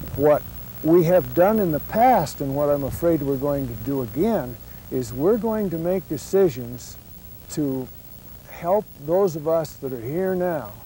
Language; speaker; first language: English; native; English